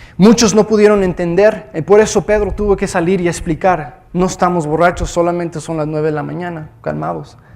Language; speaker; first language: Spanish; early bilingual, heritage; Spanish